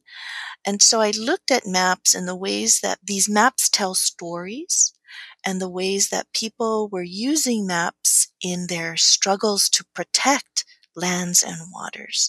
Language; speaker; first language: English; native; English